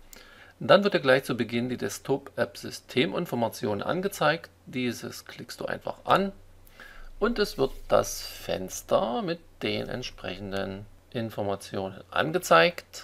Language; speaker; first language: German; native; German